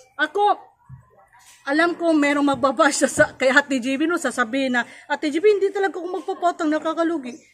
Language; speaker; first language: Filipino; non-native, local second language; Cebuano